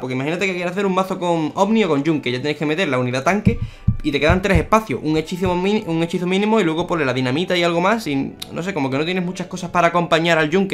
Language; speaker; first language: Spanish; native; Spanish